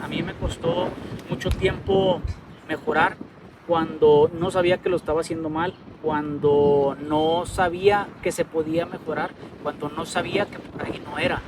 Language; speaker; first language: Spanish; native; Spanish